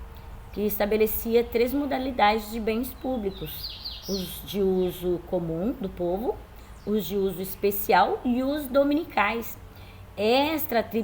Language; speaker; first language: Portuguese; native; Portuguese